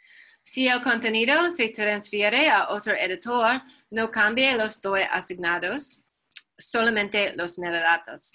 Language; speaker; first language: Spanish; non-native, fluent; English